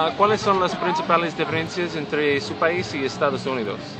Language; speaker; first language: Spanish; non-native, learner; English